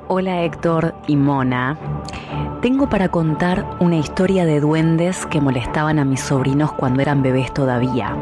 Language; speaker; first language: Spanish; native; Spanish